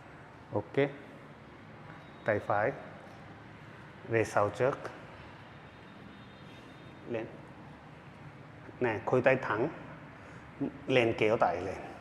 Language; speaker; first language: Vietnamese; non-native, learner; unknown